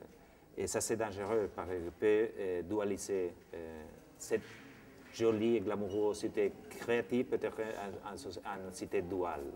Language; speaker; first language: French; non-native, fluent; Spanish